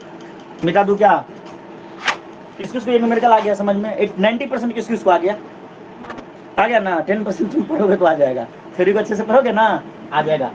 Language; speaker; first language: Hindi; native; Hindi